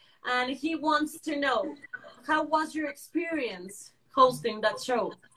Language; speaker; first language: English; non-native, fluent; Spanish